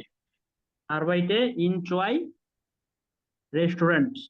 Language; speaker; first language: German; non-native, learner; Bangla